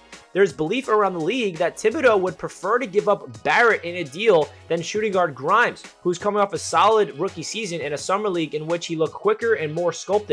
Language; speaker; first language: English; native; English